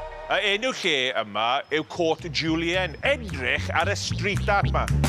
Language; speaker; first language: Welsh; non-native, learner; English